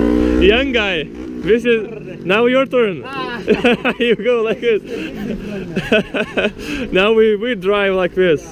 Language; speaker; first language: English; non-native, learner; Lithuanian